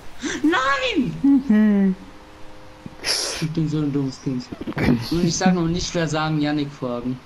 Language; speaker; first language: German; native; German